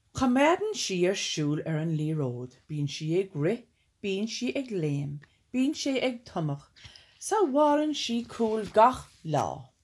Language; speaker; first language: Irish; non-native, local second language; English